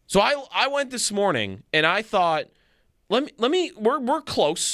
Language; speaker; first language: English; native; English